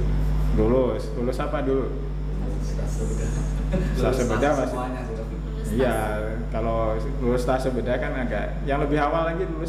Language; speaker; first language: Indonesian; native; Indonesian